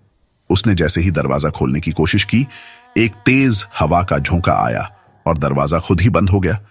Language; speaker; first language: Hindi; native; Hindi